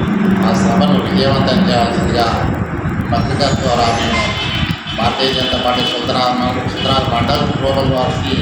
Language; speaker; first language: Telugu; native; Telugu